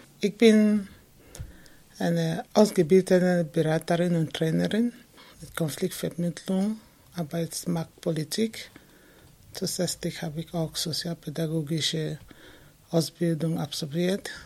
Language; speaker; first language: German; non-native, fluent; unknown